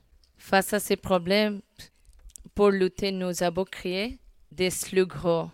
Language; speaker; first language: French; non-native, learner; Bangla